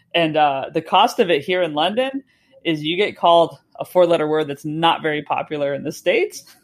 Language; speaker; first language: English; native; English